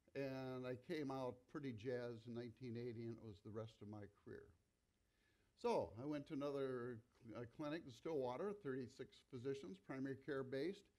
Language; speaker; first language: English; native; English